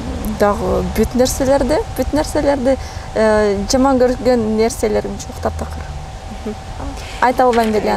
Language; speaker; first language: Kyrgyz; early bilingual, other home language; Russian